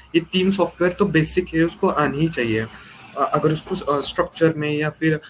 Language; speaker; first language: Hindi; non-native, local second language; Marathi